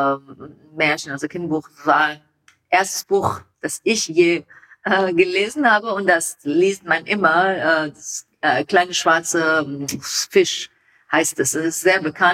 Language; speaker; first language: German; non-native, learner; Persian